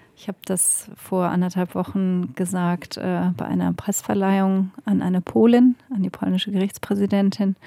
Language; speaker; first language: German; native; German